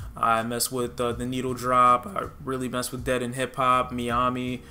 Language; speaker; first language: English; native; English